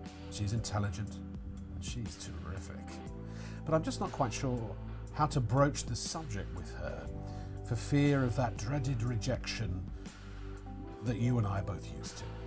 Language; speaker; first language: English; native; English